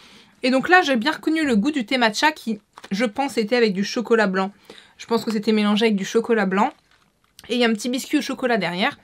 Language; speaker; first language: French; native; French